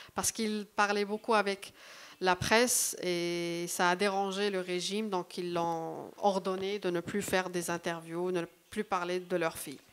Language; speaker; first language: French; non-native, local second language; Arabic